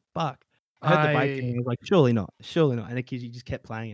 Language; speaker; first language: English; native; English